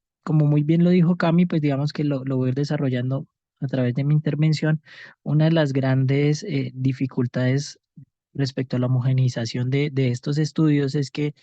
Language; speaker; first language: Spanish; native; Spanish